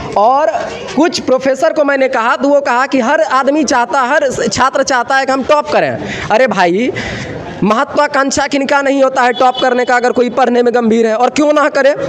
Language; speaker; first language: Hindi; native; Hindi